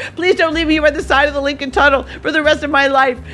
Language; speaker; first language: English; native; English